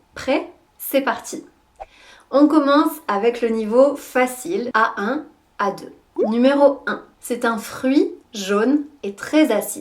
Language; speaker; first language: French; native; French